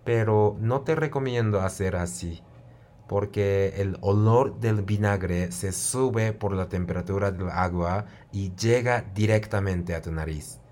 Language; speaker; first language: Spanish; non-native, fluent; Japanese